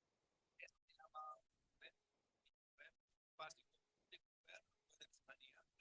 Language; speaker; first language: Spanish; non-native, learner; German